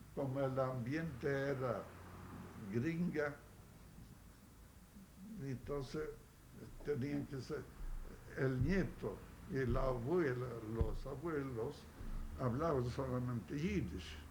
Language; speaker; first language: Spanish; non-native, fluent; Yiddish